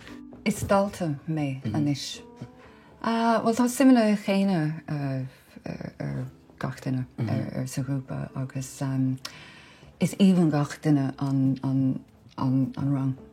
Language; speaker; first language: Irish; non-native, local second language; English